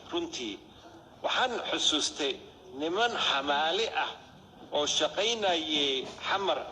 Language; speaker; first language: Somali; non-native, fluent; English